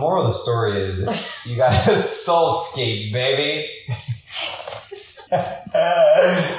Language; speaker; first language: English; native; English